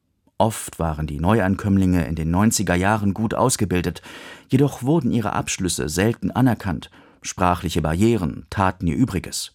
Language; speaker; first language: German; native; German